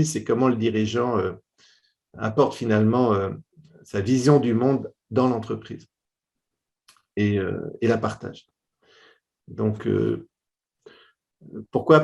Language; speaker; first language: French; native; French